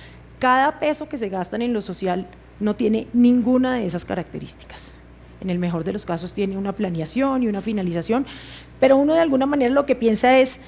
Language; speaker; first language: Spanish; native; Spanish